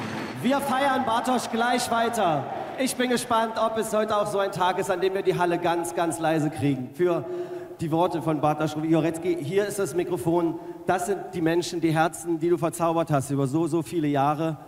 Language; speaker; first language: German; native; German